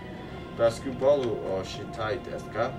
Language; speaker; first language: Japanese; non-native, learner; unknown